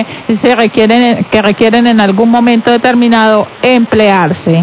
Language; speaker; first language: Spanish; native; Spanish